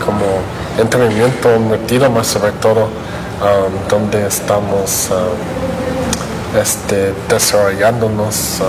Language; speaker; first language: Spanish; non-native, fluent; English